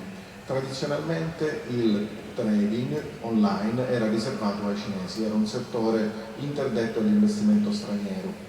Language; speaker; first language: Italian; native; Italian